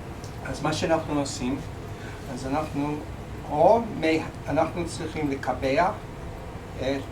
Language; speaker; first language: Hebrew; non-native, fluent; English